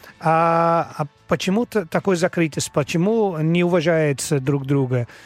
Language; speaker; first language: Russian; non-native, learner; Dutch